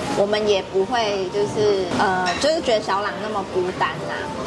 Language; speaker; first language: Chinese; native; Chinese